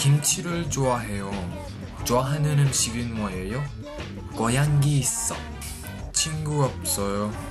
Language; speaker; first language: Korean; non-native, learner; French